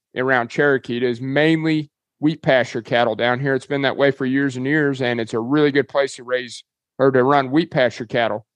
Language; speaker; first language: English; native; English